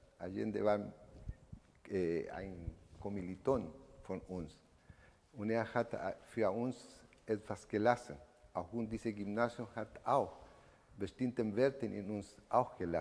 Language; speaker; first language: German; non-native, learner; Spanish